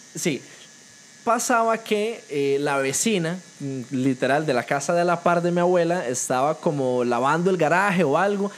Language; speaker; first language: Spanish; native; Spanish